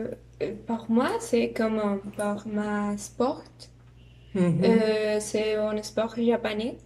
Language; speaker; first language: French; non-native, learner; Spanish